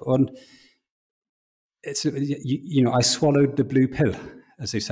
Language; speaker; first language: English; native; English